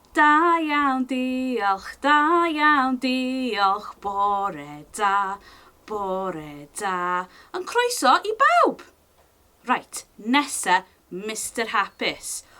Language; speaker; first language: Welsh; non-native, local second language; English